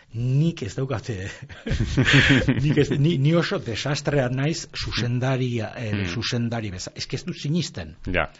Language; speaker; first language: Basque; native; Basque